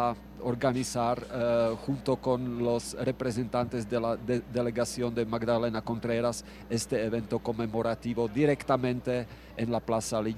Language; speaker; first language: Spanish; non-native, fluent; Czech